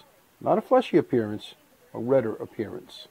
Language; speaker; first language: English; native; English